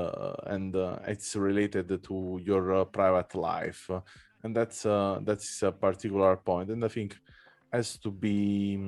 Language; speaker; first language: English; non-native, fluent; Italian